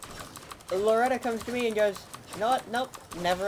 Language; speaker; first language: English; native; English